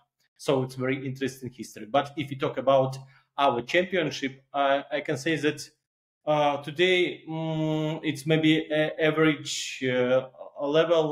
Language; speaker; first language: English; non-native, learner; Belarusian